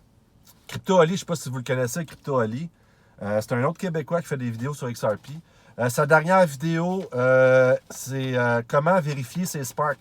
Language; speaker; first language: French; native; French